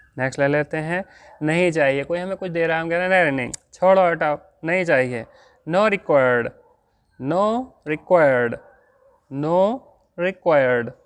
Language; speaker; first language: Hindi; native; Hindi